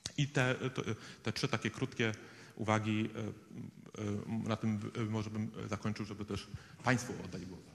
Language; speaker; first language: Polish; native; Polish